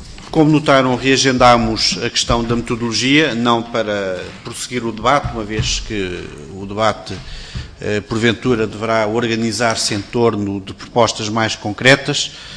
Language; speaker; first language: Portuguese; native; Portuguese